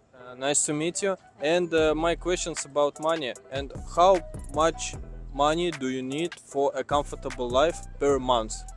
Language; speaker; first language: English; non-native, learner; Russian